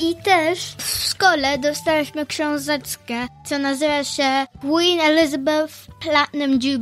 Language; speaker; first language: Polish; early bilingual, heritage; Polish